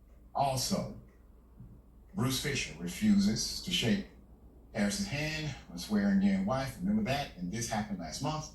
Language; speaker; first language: English; native; English